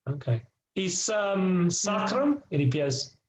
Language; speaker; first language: Russian; non-native, learner; English